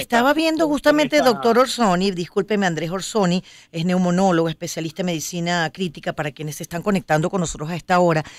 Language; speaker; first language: Spanish; native; Spanish